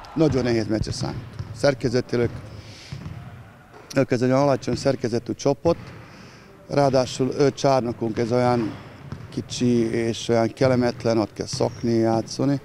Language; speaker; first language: Hungarian; non-native, learner; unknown